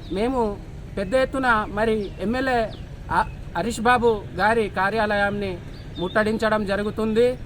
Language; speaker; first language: Telugu; non-native, local second language; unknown